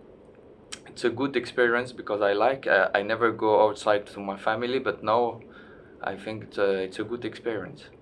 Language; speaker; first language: English; non-native, learner; French